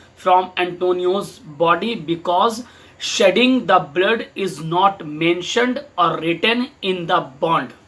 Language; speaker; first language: English; non-native, local second language; Hindi